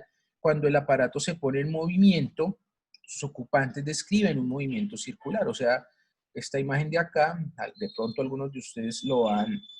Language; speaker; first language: Spanish; native; Spanish